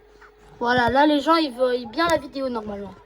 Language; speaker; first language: French; native; French